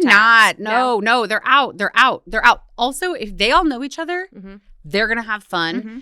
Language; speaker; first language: English; native; English